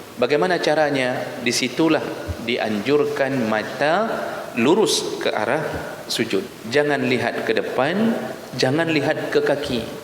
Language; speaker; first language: Malay; non-native, local second language; Achinese